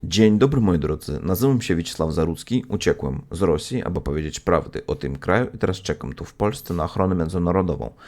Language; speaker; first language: Polish; non-native, fluent; Russian